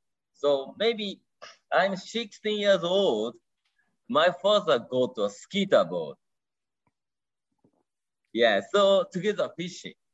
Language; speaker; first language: English; non-native, learner; Japanese